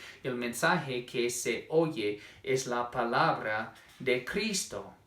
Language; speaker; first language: Spanish; non-native, fluent; English